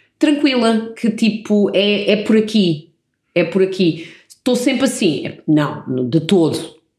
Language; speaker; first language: Portuguese; early bilingual, other home language; English